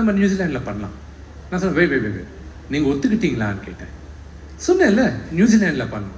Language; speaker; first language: Tamil; non-native, local second language; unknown